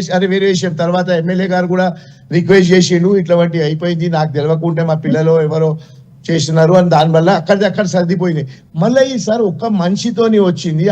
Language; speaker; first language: Telugu; non-native, local second language; Gujarati